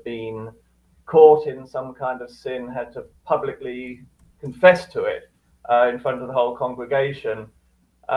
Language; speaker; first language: English; native; English